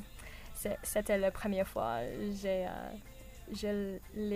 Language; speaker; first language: French; non-native, learner; English